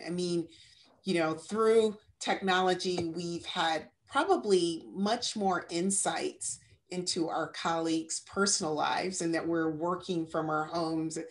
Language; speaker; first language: English; native; English